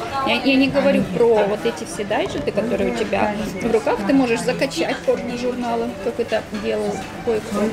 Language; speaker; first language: Russian; native; Russian